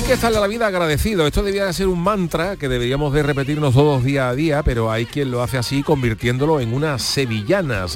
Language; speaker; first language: Spanish; native; Spanish